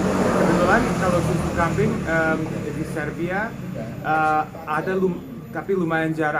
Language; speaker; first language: Indonesian; non-native, fluent; Serbian